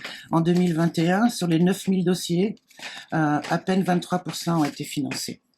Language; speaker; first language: French; native; French